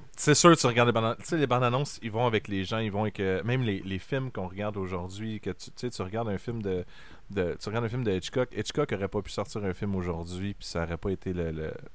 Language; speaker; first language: French; native; French